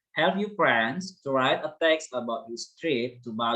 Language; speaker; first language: English; non-native, learner; Indonesian